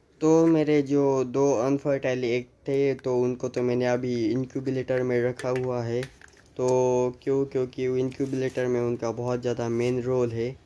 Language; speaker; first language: Hindi; native; Hindi